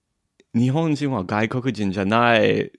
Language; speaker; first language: Japanese; non-native, learner; English